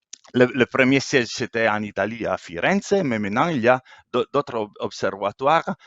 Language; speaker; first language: French; non-native, fluent; Italian